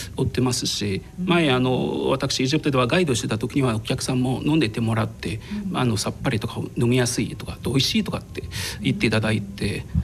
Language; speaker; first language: Japanese; non-native, fluent; Arabic